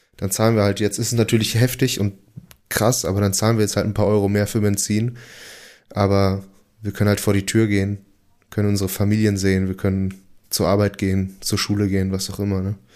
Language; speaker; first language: German; early bilingual, other home language; Portuguese